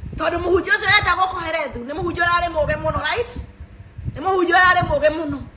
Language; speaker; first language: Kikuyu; native; Kikuyu